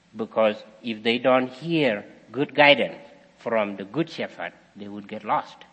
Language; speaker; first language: English; non-native, fluent; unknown